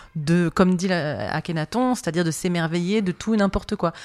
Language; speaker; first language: French; native; French